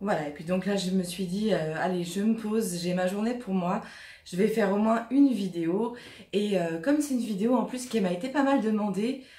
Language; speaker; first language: French; native; French